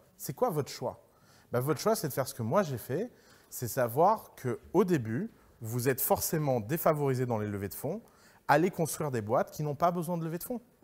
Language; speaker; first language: French; early bilingual, other home language; Arabic